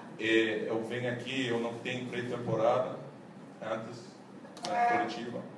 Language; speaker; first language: Portuguese; non-native, learner; English